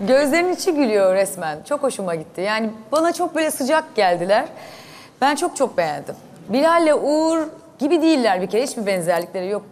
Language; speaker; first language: Turkish; native; Turkish